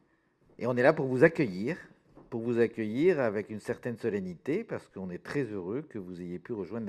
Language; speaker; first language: French; native; French